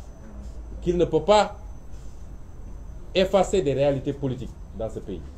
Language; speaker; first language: French; non-native, local second language; Wolof